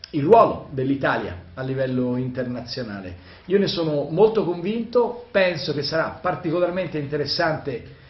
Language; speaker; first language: Italian; native; Italian